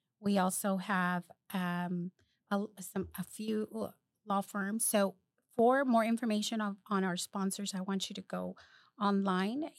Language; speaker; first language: English; early bilingual, other home language; Spanish